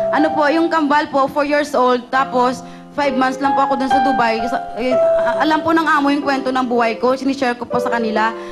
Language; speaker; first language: Filipino; non-native, local second language; Hiligaynon